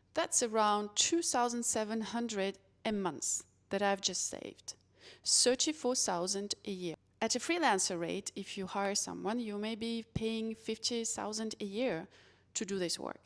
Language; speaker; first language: English; non-native, fluent; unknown